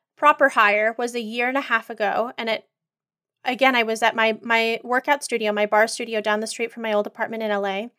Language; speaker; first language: English; native; English